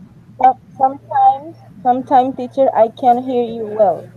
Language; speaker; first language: English; non-native, learner; Spanish